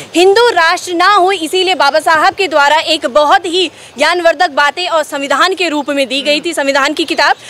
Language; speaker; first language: Hindi; native; Hindi